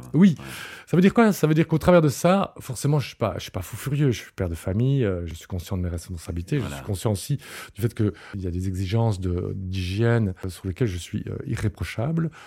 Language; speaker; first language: French; native; French